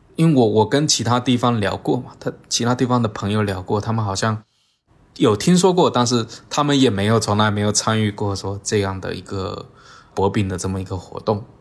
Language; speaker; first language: Chinese; native; Chinese